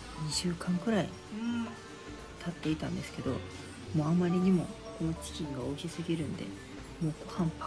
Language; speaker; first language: Japanese; native; Japanese